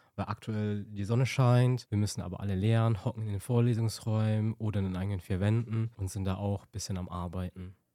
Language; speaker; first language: German; native; German